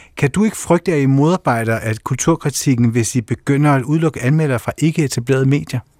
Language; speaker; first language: Danish; native; Danish